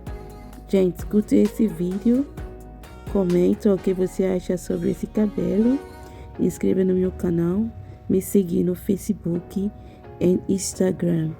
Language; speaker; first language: Portuguese; non-native, learner; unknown